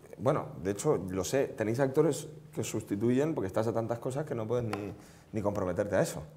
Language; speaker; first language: Spanish; native; Spanish